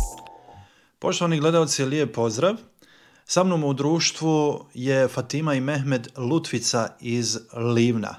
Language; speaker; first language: Croatian; native; Croatian